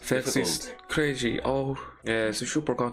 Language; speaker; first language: English; non-native, learner; Korean